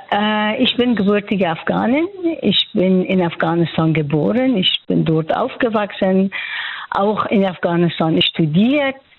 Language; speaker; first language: German; non-native, fluent; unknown